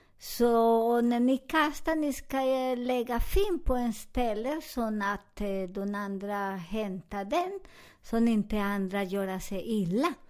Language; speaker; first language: Swedish; non-native, learner; Spanish